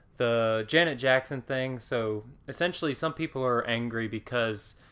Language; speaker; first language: English; native; English